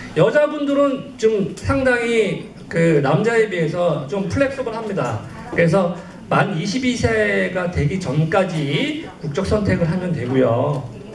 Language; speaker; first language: Korean; native; Korean